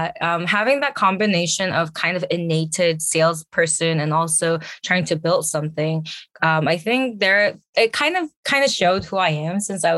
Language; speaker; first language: English; early bilingual, other home language; Korean